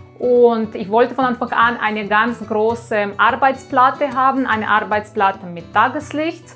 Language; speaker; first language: German; non-native, fluent; Russian